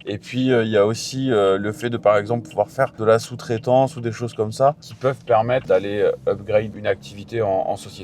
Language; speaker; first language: French; native; French